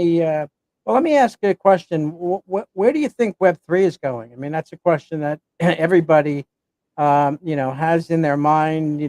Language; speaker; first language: English; native; English